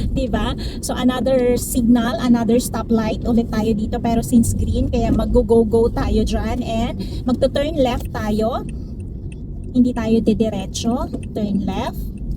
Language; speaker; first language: Filipino; native; Filipino